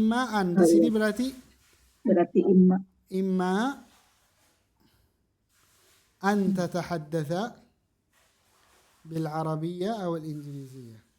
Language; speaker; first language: Arabic; non-native, fluent; Indonesian